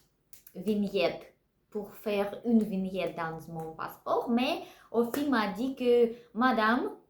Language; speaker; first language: French; non-native, learner; Russian